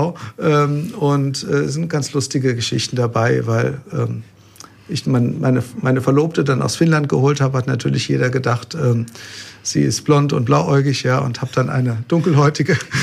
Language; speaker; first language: German; native; German